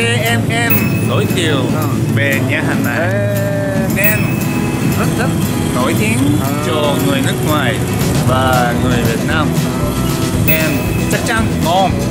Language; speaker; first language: Vietnamese; non-native, learner; Japanese